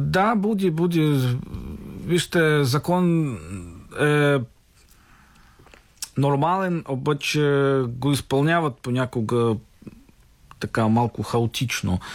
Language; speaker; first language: Bulgarian; non-native, fluent; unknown